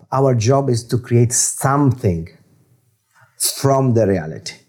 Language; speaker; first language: English; non-native, fluent; Italian